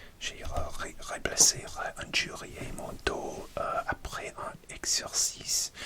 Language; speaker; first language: French; non-native, learner; English